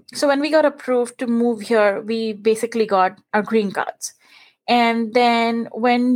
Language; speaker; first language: English; non-native, local second language; Punjabi